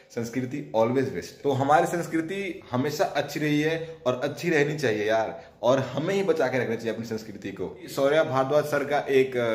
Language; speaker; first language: Hindi; native; Hindi